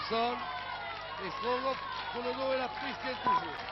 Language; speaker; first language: French; native; French